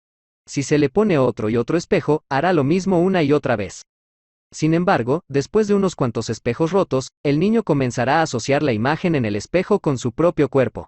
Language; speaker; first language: Spanish; native; Spanish